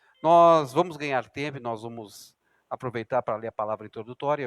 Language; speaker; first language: Portuguese; native; Portuguese